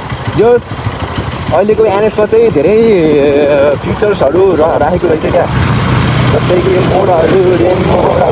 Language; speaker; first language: Nepali; native; Nepali